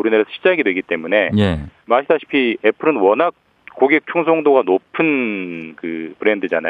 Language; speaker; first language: Korean; native; Korean